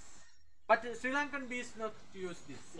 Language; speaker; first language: English; non-native, fluent; Sinhala